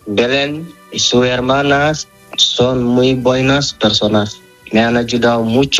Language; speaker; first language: Spanish; non-native, learner; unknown